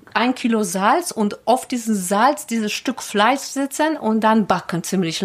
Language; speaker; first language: German; non-native, learner; Polish